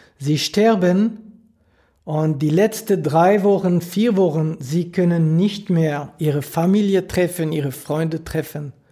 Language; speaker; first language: German; non-native, local second language; French